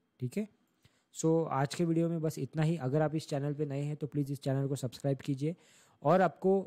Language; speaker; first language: Hindi; non-native, local second language; Marathi